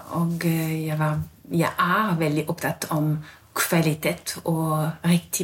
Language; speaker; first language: Norwegian; non-native, fluent; French